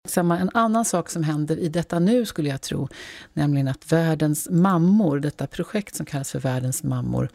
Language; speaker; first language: Swedish; native; Swedish